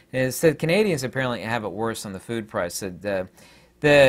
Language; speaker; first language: English; native; English